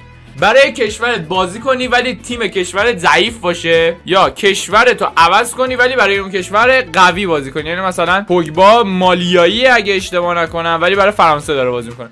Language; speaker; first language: Persian; native; Persian